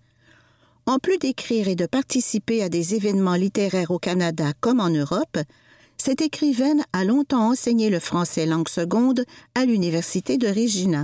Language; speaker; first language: French; native; French